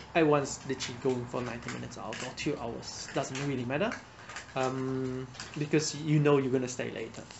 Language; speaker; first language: English; non-native, fluent; Vietnamese